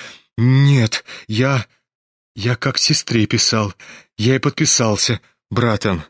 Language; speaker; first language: Russian; native; Russian